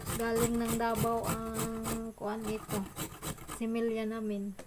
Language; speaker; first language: Filipino; non-native, local second language; Cebuano